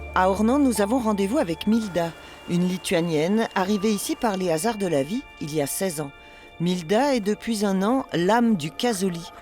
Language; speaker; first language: French; native; French